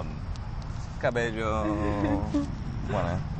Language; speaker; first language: Spanish; non-native, fluent; English